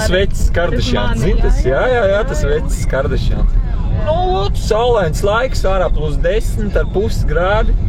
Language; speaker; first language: Latvian; native; Latvian